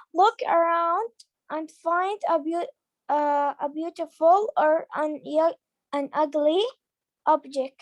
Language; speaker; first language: English; non-native, learner; Arabic